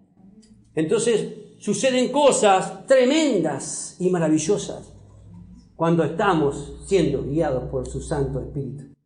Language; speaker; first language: Spanish; native; Spanish